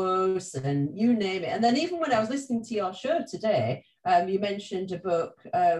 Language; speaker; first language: English; native; English